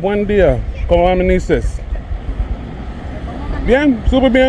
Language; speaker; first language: Spanish; non-native, learner; English